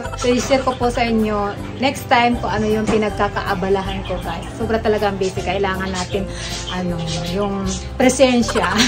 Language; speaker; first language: Filipino; non-native, local second language; Bikol